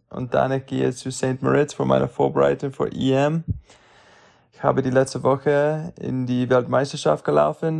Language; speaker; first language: German; non-native, learner; English